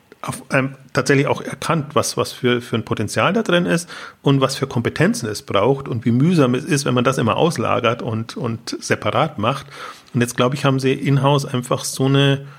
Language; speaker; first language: German; native; German